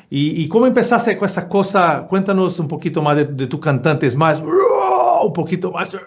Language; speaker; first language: Spanish; non-native, fluent; Portuguese